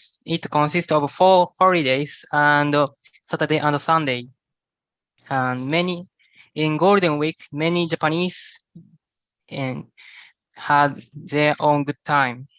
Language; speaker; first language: English; non-native, learner; Japanese